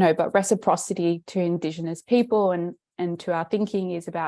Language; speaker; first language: English; native; English